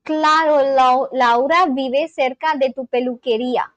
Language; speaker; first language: Spanish; non-native, learner; Bangla